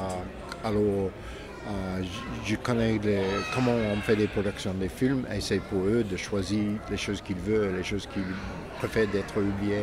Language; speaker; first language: French; non-native, fluent; English